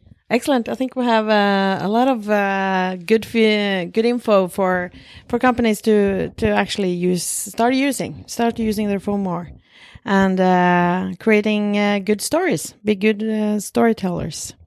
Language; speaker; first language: English; non-native, fluent; Norwegian